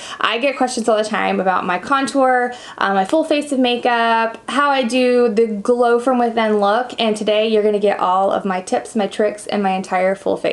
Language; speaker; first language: English; native; English